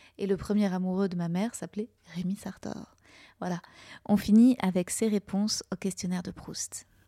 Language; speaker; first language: French; native; French